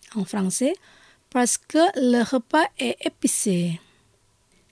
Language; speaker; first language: French; non-native, fluent; Indonesian